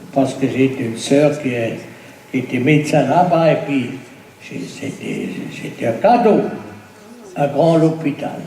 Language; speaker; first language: French; non-native, fluent; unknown